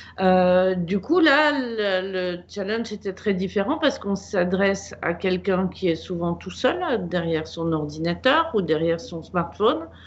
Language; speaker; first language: French; native; French